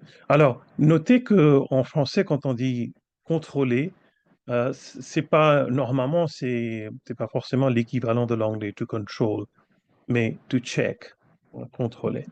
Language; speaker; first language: French; non-native, fluent; Bangla